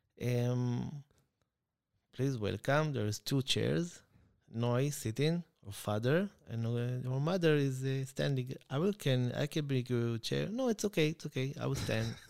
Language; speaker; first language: English; non-native, learner; Hebrew